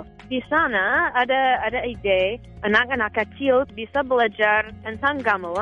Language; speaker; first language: Indonesian; non-native, fluent; English